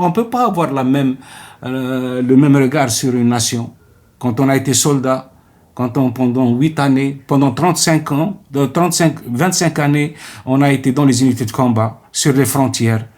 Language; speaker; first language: French; non-native, local second language; Arabic